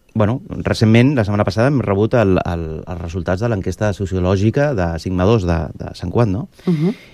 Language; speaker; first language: Catalan; non-native, local second language; Spanish